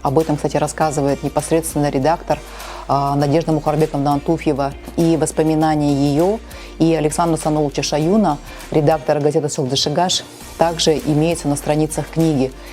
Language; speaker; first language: Russian; native; Russian